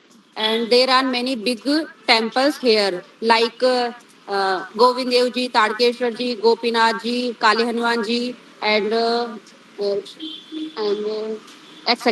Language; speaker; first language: English; non-native, learner; Hindi